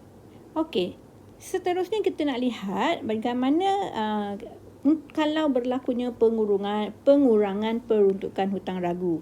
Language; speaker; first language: Malay; native; Malay